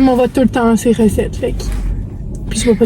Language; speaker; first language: French; native; French